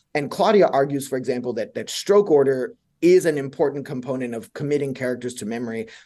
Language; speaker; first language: English; native; English